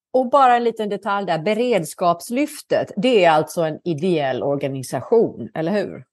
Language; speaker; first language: Swedish; native; Swedish